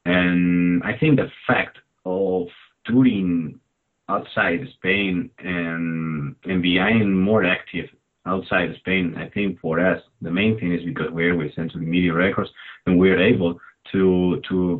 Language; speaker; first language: English; non-native, fluent; Spanish